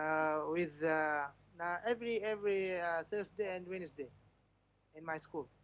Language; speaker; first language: English; non-native, learner; Malay